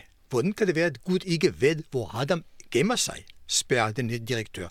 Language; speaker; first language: Danish; non-native, fluent; Hebrew